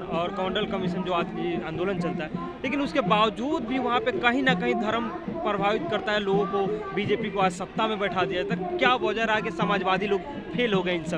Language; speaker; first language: Hindi; native; Hindi